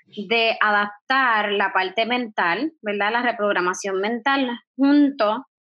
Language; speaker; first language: Spanish; native; Spanish